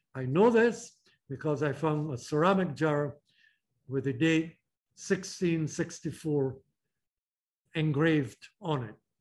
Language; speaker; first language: English; native; English